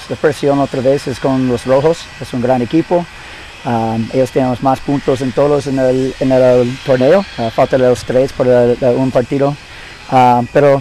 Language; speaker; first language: Spanish; non-native, learner; English